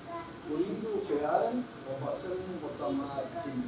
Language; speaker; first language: Arabic; non-native, learner; Urdu